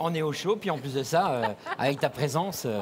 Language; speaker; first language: French; native; French